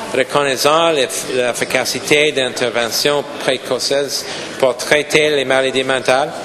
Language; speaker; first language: French; non-native, local second language; English